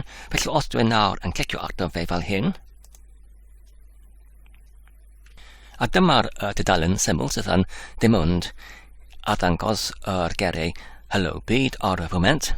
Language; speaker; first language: Welsh; non-native, learner; English